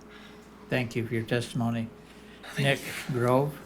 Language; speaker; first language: English; native; English